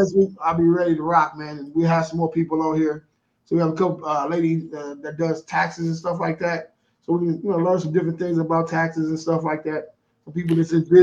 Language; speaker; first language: English; native; English